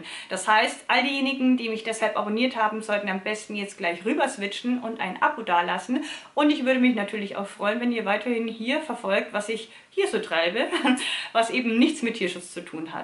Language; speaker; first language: German; native; German